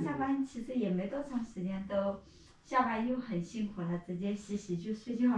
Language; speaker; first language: Chinese; native; Chinese